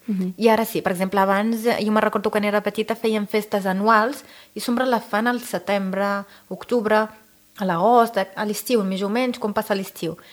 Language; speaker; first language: Catalan; non-native, fluent; Arabic